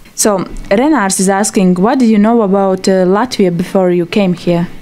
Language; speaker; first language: English; non-native, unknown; Latvian